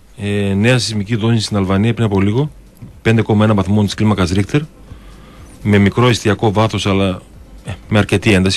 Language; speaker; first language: Greek; native; Greek